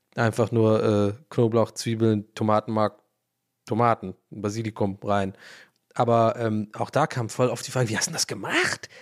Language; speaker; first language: German; early bilingual, other home language; English